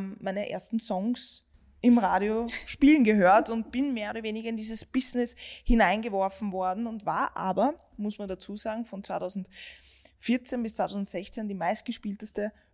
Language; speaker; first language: German; native; German